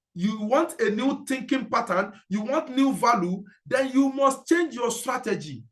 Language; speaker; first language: English; non-native, local second language; Yoruba